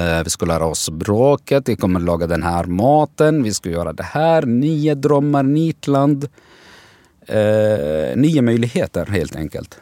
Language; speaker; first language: Swedish; non-native, fluent; Arabic